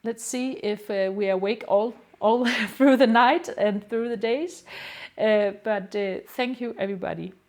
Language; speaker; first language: English; non-native, fluent; Danish